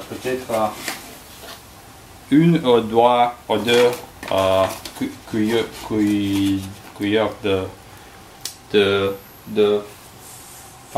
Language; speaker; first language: French; non-native, learner; Russian